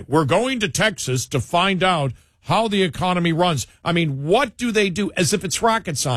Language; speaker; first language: English; native; English